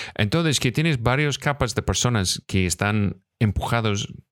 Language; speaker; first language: Spanish; non-native, fluent; English